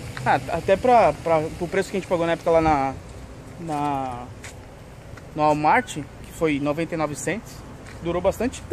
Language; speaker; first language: Portuguese; native; Portuguese